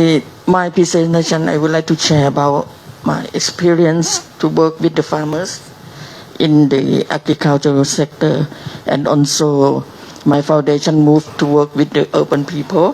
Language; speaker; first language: English; non-native, learner; Thai